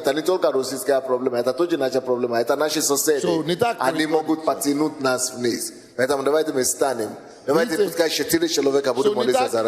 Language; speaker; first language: Russian; non-native, fluent; Yoruba